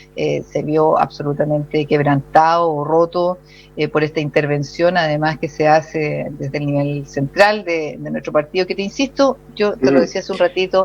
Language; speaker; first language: Spanish; native; Spanish